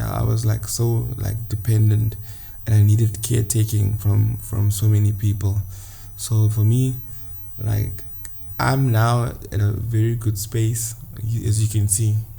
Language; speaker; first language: English; non-native, local second language; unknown